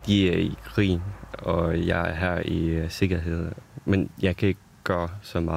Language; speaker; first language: Danish; non-native, learner; Ukrainian